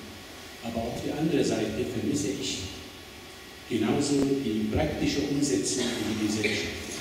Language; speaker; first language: German; non-native, fluent; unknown